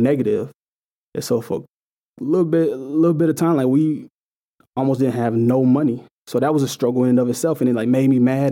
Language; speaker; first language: English; native; English